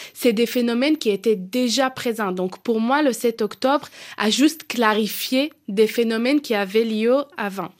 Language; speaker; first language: French; non-native, fluent; Hebrew